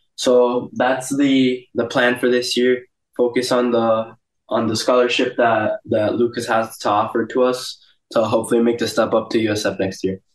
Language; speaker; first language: English; early bilingual, other home language; Portuguese